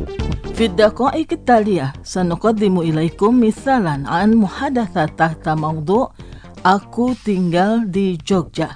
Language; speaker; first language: Arabic; non-native, fluent; Indonesian